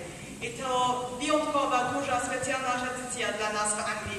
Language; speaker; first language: Polish; non-native, learner; English